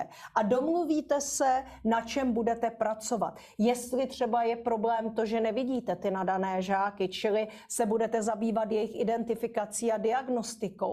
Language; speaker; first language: Czech; native; Czech